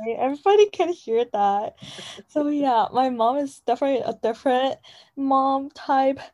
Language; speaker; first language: English; non-native, fluent; Chinese